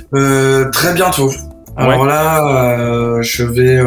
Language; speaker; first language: French; native; French